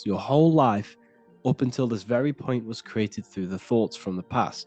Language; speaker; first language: English; native; English